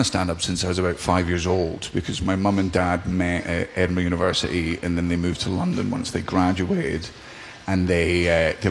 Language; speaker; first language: English; native; English